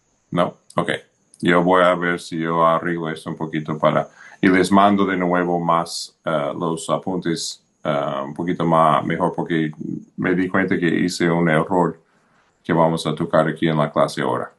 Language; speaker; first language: Spanish; non-native, fluent; English